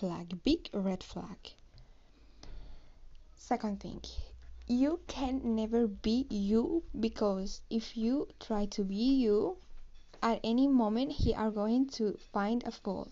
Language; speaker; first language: English; non-native, learner; Spanish